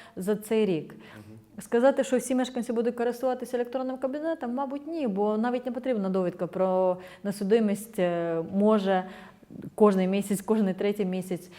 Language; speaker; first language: Ukrainian; non-native, fluent; Estonian